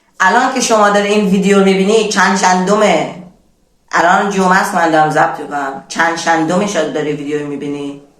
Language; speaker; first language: Persian; native; Persian